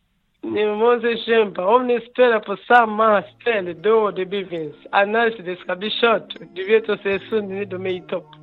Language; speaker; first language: Swedish; non-native, learner; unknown